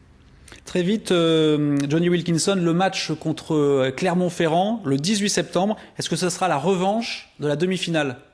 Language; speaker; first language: French; native; French